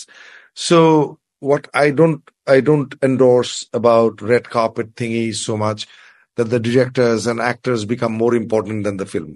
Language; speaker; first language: English; non-native, local second language; Assamese